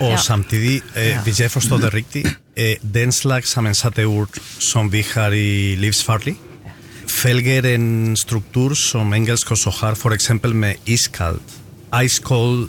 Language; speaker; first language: Norwegian; non-native, fluent; Spanish